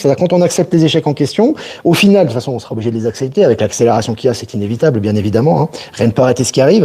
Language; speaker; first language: French; native; French